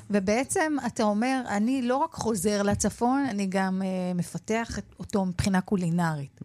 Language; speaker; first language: Hebrew; native; Hebrew